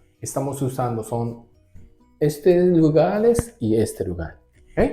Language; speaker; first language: Spanish; non-native, learner; Japanese